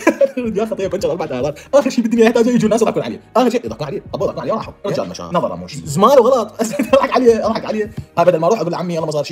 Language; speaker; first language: Arabic; native; Arabic